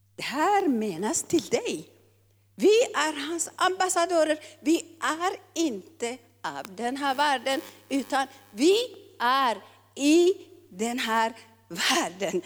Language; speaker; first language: Swedish; non-native, fluent; Tigrinya